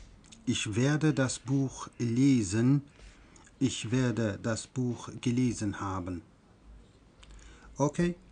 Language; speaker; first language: German; non-native, fluent; Persian